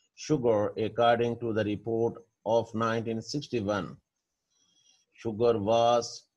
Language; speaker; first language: English; non-native, local second language; Urdu